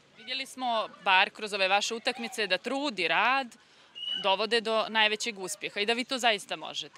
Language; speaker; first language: Serbian; native; Serbian